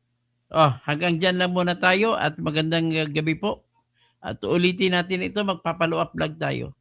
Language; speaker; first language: Filipino; native; Filipino